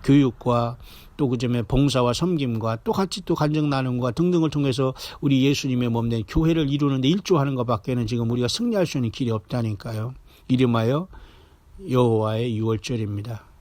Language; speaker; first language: Korean; native; Korean